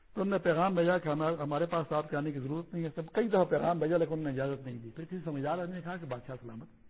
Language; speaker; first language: Urdu; non-native, local second language; Pashto